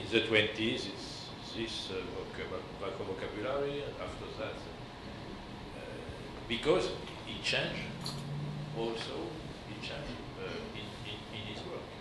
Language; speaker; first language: English; non-native, learner; French